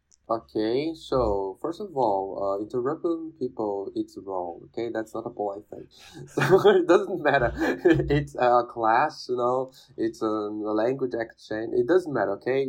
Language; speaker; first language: English; non-native, fluent; Portuguese